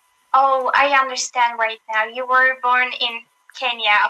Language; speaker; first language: English; non-native, learner; Turkish